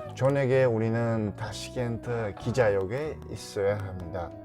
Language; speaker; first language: Korean; non-native, learner; Uzbek